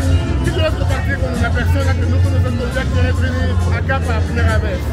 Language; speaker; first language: Spanish; non-native, learner; English